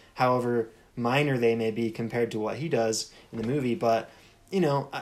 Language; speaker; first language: English; native; English